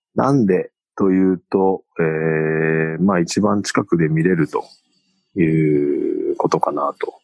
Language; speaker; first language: Japanese; native; Japanese